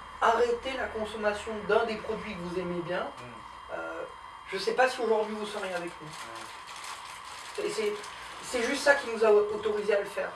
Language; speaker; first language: French; native; French